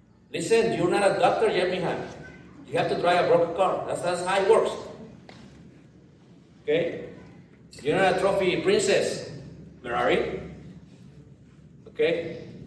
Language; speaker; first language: English; non-native, fluent; Spanish